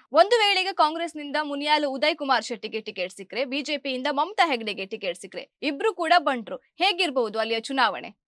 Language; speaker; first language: Kannada; native; Kannada